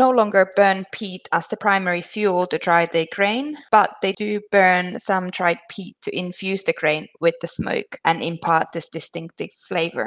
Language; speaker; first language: English; non-native, fluent; Finnish